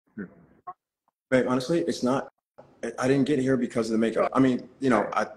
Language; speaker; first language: English; native; English